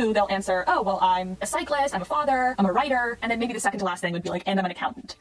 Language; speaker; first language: English; native; English